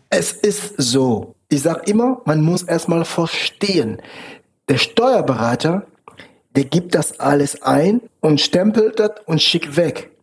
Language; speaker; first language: German; non-native, fluent; French